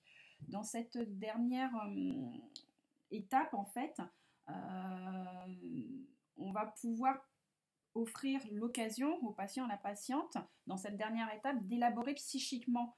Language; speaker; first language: French; native; French